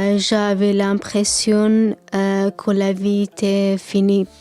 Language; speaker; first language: French; non-native, learner; Persian